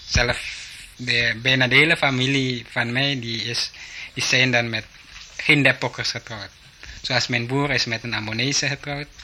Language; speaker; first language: Dutch; early bilingual, heritage; Dutch